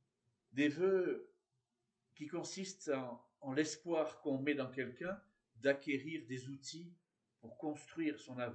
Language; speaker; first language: French; native; French